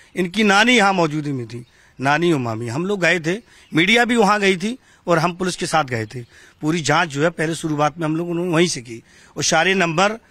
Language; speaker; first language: Hindi; native; Hindi